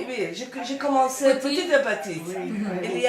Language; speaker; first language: French; non-native, learner; Persian